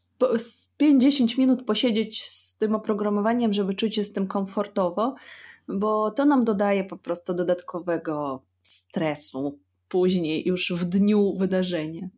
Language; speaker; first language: Polish; non-native, fluent; Russian